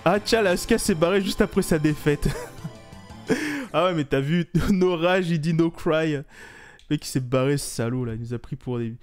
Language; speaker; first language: French; native; French